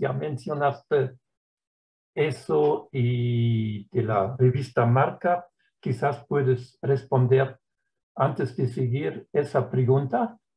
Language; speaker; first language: Spanish; non-native, fluent; German